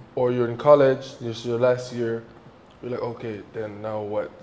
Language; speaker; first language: English; early bilingual, other home language; French